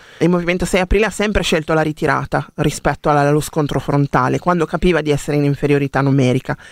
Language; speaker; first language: Italian; native; Italian